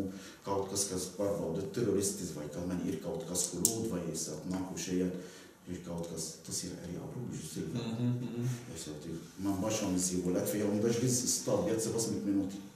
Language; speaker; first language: Latvian; non-native, learner; Arabic